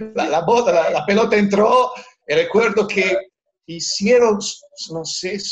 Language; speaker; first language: Spanish; non-native, learner; Italian